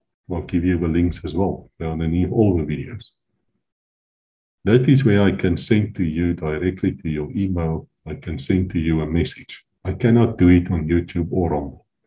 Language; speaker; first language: English; non-native, local second language; Afrikaans